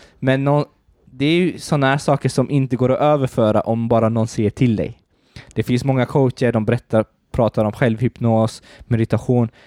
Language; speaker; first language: Swedish; early bilingual, other home language; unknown